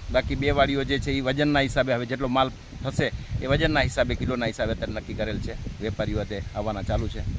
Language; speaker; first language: Gujarati; non-native, local second language; Kachhi